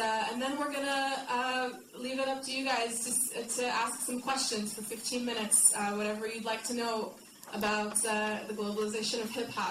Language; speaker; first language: English; native; English